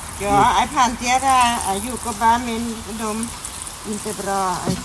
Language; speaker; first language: Swedish; non-native, learner; Thai